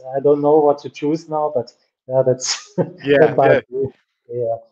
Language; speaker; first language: English; non-native, fluent; German